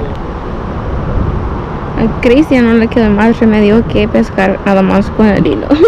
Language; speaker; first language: Spanish; early bilingual, heritage; Spanish